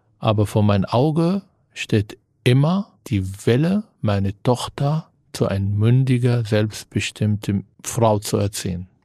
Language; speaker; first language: German; non-native, fluent; Arabic